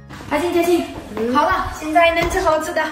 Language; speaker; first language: Chinese; non-native, learner; Ukrainian